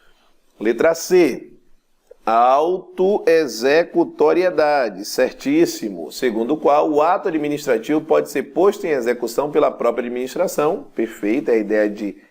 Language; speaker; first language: Portuguese; native; Portuguese